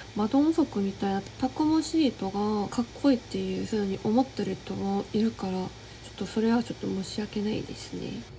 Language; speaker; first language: Japanese; non-native, fluent; Korean